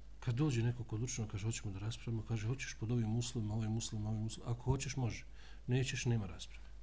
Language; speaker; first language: Bosnian; native; Bosnian